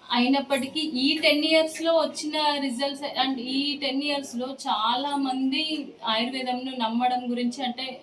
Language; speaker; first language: Telugu; native; Telugu